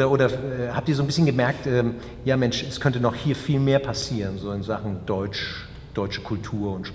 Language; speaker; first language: German; native; German